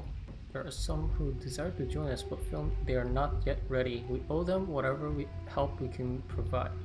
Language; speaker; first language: English; native; English